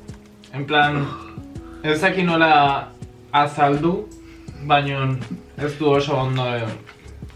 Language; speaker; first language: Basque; non-native, local second language; Spanish